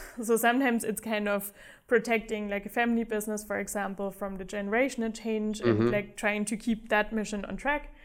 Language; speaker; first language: English; non-native, fluent; German